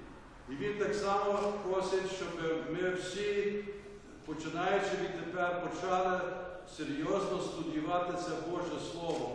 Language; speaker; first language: Ukrainian; early bilingual, heritage; Ukrainian